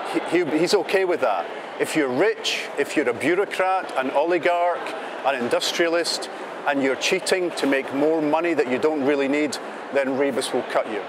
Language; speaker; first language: English; native; English